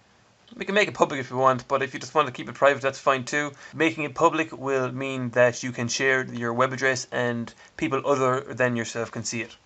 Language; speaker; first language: English; native; English